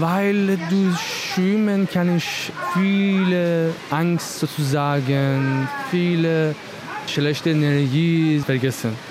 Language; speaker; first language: German; non-native, learner; Persian